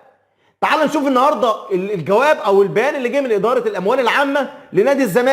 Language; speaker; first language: Arabic; native; Arabic